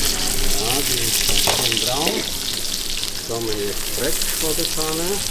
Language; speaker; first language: German; non-native, fluent; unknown